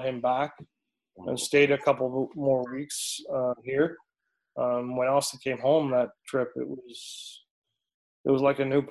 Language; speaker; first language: English; native; English